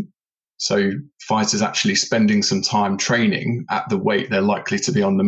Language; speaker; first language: English; native; English